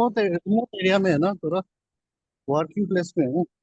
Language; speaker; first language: Hindi; non-native, local second language; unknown